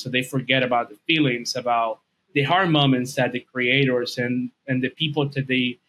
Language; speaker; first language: English; non-native, fluent; Spanish